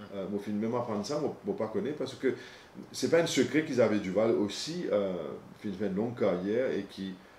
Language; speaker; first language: French; non-native, local second language; Morisyen